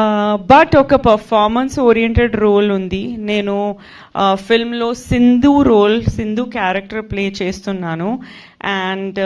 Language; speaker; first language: Telugu; non-native, local second language; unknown